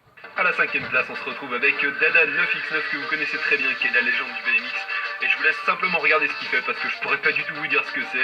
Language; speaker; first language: French; native; French